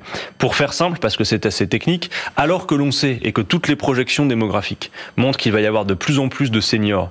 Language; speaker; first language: French; native; French